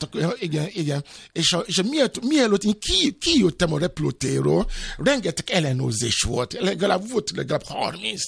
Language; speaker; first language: Hungarian; non-native, learner; Yoruba